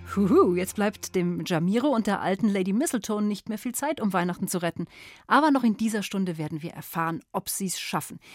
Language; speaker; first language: German; native; German